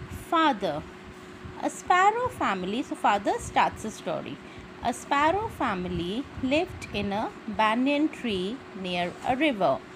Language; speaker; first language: English; non-native, local second language; Hindi